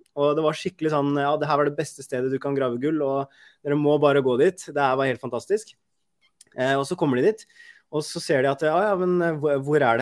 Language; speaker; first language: Norwegian; native; Norwegian